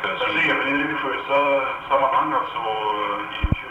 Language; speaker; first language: Swedish; non-native, fluent; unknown